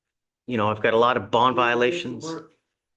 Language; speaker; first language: English; native; English